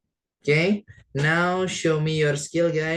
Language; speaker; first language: English; non-native, learner; Indonesian